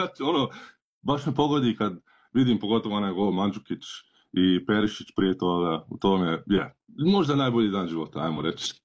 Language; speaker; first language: Serbian; early bilingual, heritage; Croatian